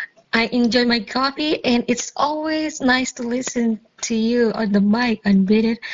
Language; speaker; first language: English; non-native, fluent; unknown